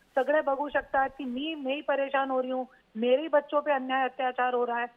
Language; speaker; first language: Hindi; non-native, local second language; Marathi